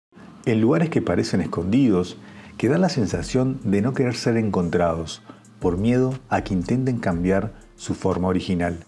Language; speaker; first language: Spanish; native; Spanish